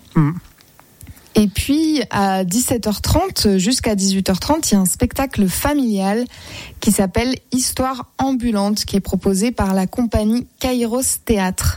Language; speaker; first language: French; native; French